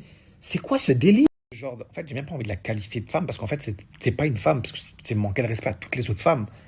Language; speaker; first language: French; native; French